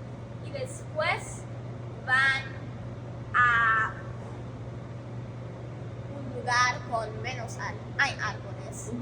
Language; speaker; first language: Spanish; non-native, learner; English